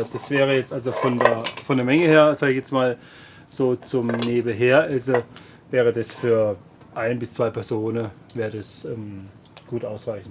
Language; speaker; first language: German; native; German